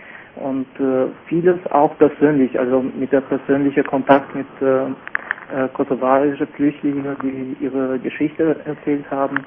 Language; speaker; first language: German; non-native, fluent; Albanian